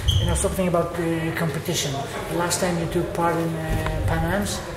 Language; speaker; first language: English; non-native, fluent; Polish